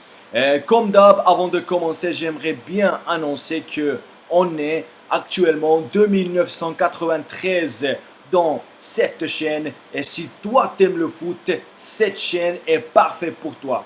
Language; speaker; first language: French; non-native, fluent; Spanish